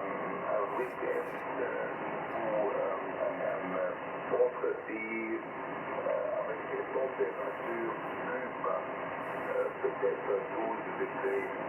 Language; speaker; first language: French; non-native, local second language; German